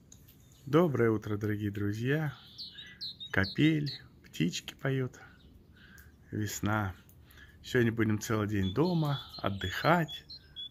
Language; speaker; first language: Russian; native; Russian